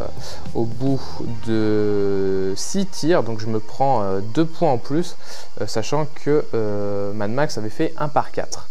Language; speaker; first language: French; native; French